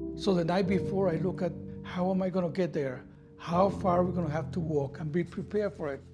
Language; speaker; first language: English; non-native, fluent; Spanish